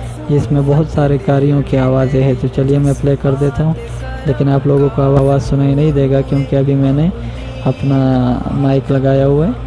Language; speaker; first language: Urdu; non-native, local second language; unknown